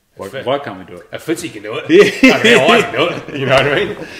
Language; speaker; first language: English; native; English